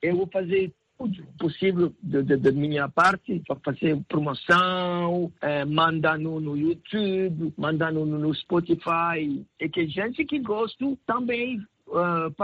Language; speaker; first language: Portuguese; non-native, learner; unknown